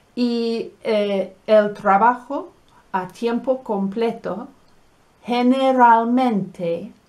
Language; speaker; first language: Spanish; non-native, fluent; English